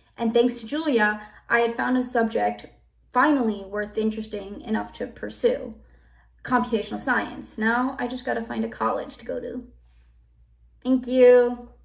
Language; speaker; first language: English; native; English